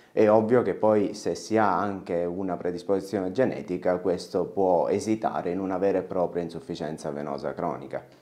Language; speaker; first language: Italian; native; Italian